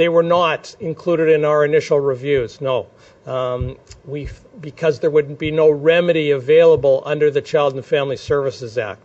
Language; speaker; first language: English; native; English